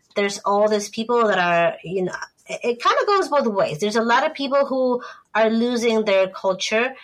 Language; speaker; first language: English; non-native, fluent; Spanish